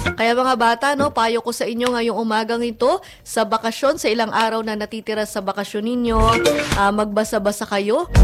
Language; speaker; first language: Filipino; native; Filipino